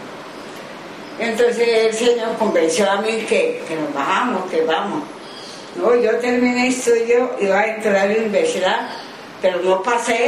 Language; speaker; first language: Spanish; non-native, learner; Japanese